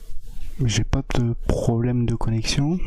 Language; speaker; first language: French; native; French